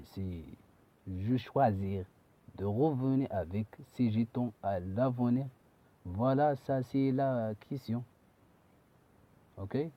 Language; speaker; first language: French; non-native, learner; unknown